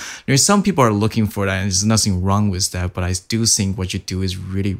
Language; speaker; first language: English; non-native, fluent; Chinese